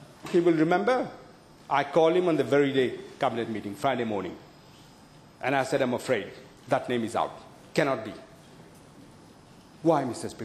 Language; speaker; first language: English; non-native, local second language; Morisyen